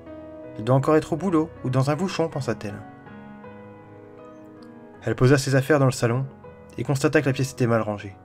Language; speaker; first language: French; native; French